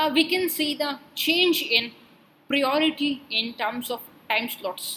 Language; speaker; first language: English; non-native, local second language; Kannada